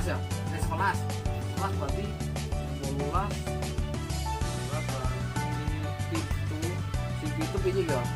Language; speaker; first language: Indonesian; non-native, local second language; Javanese